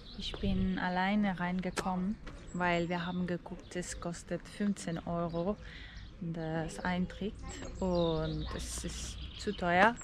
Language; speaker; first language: German; non-native, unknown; Spanish